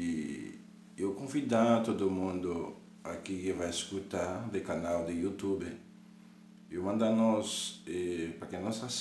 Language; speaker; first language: Portuguese; non-native, learner; Haitian Creole